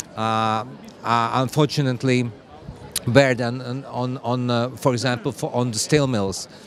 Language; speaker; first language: English; non-native, fluent; Slovak